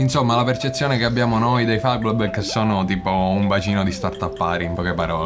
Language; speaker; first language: Italian; native; Italian